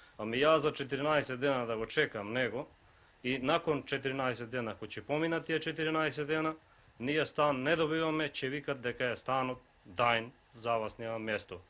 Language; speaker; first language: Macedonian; native; Macedonian